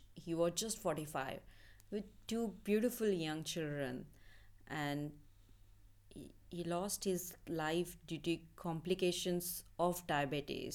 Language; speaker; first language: English; non-native, local second language; Marathi